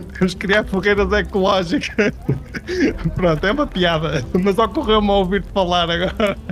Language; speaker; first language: Portuguese; early bilingual, heritage; Portuguese